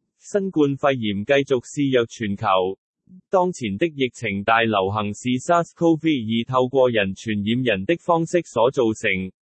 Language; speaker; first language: Chinese; non-native, local second language; Cantonese